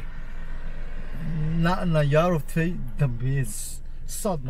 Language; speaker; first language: Dutch; non-native, fluent; Armenian